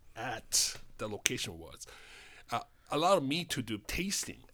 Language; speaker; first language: English; non-native, fluent; Japanese